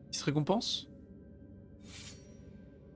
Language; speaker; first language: French; native; French